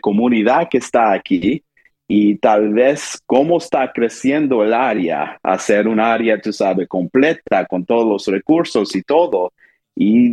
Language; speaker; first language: Spanish; early bilingual, heritage; Spanish